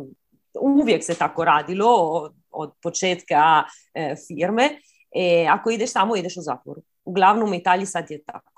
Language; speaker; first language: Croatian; early bilingual, heritage; Croatian